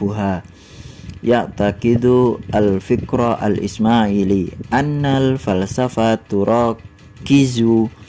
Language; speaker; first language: Arabic; non-native, learner; Indonesian